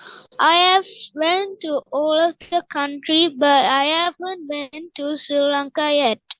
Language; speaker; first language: English; non-native, learner; Tamil